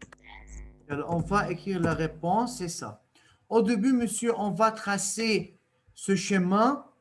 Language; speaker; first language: French; non-native, local second language; Arabic